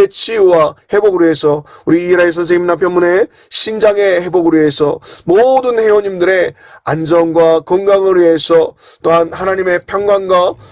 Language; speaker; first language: Korean; native; Korean